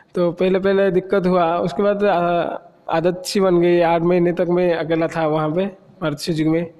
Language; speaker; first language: Hindi; non-native, local second language; Odia